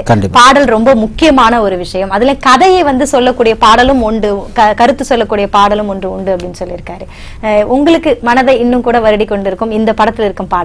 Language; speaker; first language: Tamil; native; Tamil